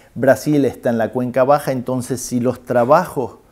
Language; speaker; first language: Spanish; native; Spanish